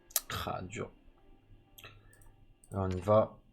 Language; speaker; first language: French; native; French